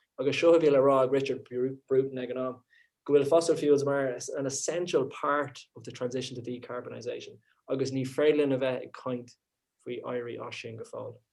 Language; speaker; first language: Irish; non-native, local second language; English